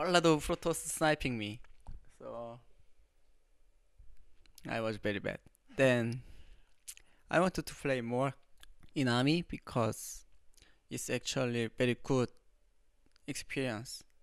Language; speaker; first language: English; non-native, learner; Korean